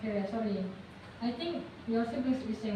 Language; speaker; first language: English; non-native, fluent; Indonesian